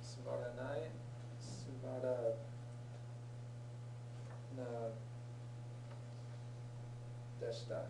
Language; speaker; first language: Japanese; non-native, learner; English